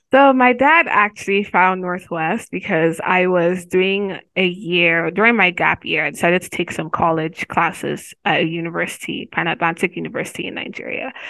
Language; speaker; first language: English; non-native, local second language; Yoruba